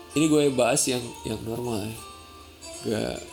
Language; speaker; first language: Indonesian; non-native, local second language; Sundanese